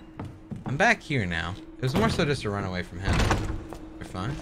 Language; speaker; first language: English; native; English